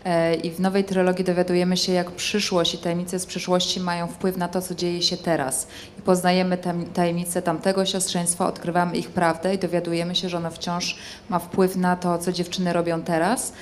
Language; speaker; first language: Polish; native; Polish